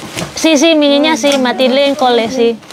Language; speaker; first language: Spanish; non-native, learner; Indonesian